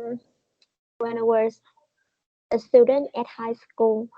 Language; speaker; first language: English; non-native, learner; Vietnamese